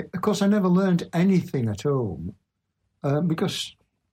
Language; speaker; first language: English; native; English